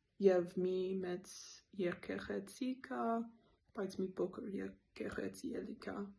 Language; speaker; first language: Armenian; non-native, learner; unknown